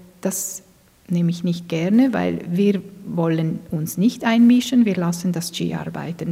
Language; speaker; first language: German; non-native, fluent; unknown